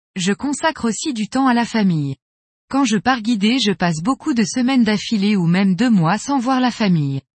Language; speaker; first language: French; non-native, fluent; Spanish